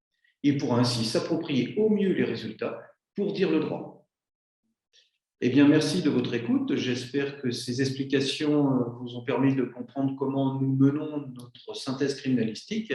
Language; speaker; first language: French; native; French